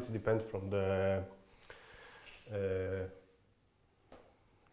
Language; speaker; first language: English; non-native, fluent; Polish